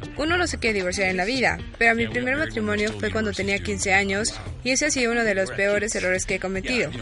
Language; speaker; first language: Spanish; non-native, fluent; English